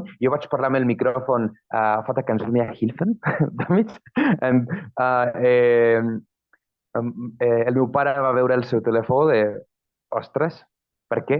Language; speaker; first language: Catalan; non-native, fluent; Spanish